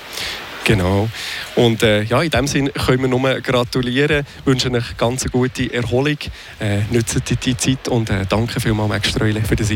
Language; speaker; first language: German; native; German